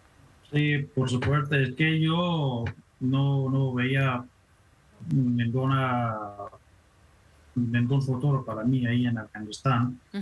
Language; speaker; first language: Spanish; non-native, fluent; Persian